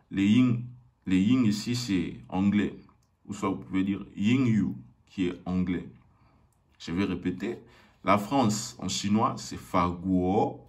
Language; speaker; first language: French; non-native, local second language; Lingala